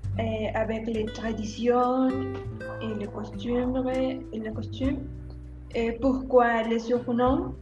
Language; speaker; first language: French; non-native, learner; Spanish